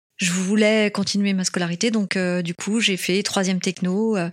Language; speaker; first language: French; native; French